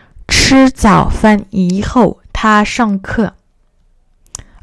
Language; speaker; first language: Chinese; non-native, fluent; French